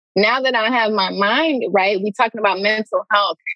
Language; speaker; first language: English; native; English